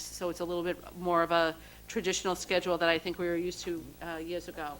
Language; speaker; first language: English; native; English